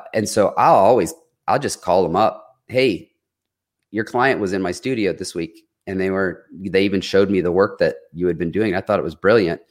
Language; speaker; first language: English; native; English